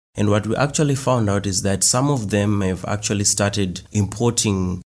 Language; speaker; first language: English; non-native, local second language; Shona